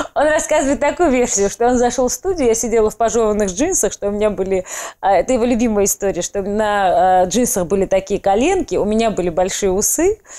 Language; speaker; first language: Russian; non-native, local second language; Georgian